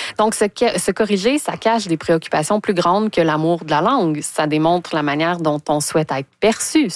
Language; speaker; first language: French; native; French